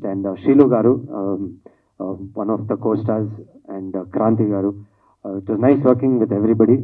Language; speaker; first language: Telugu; non-native, learner; Kannada